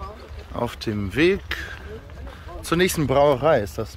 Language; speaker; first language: German; non-native, fluent; Korean